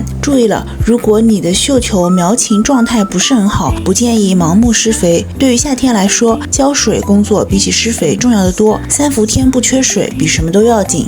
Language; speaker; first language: Chinese; native; Chinese